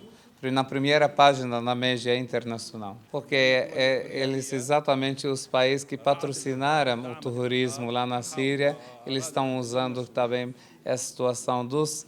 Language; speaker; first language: Portuguese; non-native, fluent; Arabic